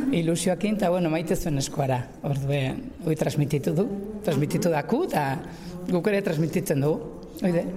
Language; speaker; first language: Basque; native; Basque